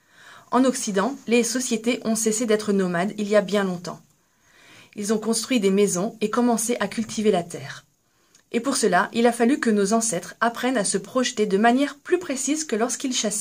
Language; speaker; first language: French; native; French